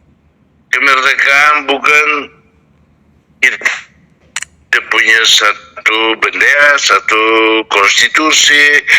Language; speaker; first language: Indonesian; non-native, fluent; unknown